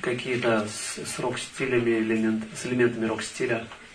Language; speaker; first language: Russian; native; Russian